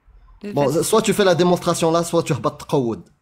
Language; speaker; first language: French; native; French